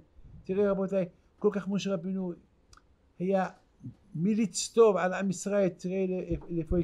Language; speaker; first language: Hebrew; non-native, fluent; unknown